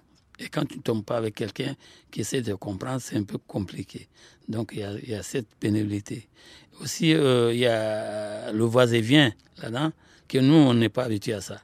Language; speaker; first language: French; non-native, local second language; Soninke